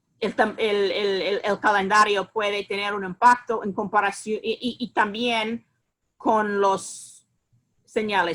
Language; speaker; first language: Spanish; non-native, fluent; English